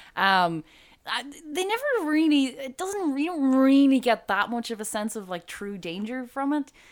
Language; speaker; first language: English; native; English